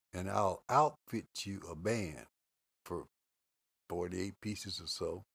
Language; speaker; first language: English; native; English